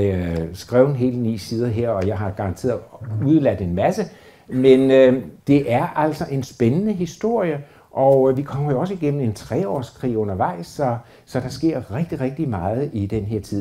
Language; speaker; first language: Danish; native; Danish